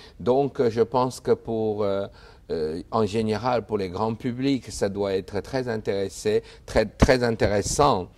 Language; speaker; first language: French; non-native, fluent; Chinese